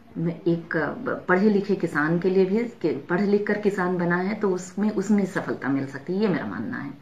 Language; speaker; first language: Hindi; native; Hindi